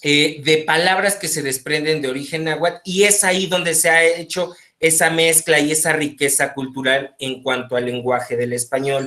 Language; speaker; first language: Spanish; native; Spanish